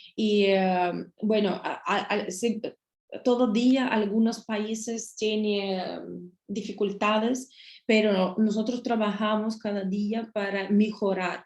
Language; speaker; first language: Spanish; non-native, learner; Russian